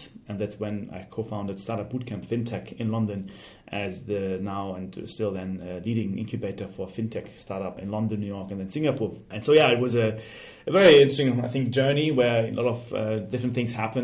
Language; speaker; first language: English; non-native, fluent; German